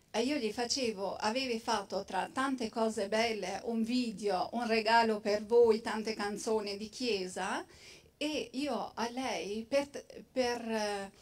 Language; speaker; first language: Italian; non-native, fluent; Albanian